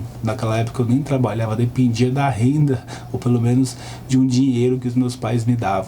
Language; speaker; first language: Portuguese; native; Portuguese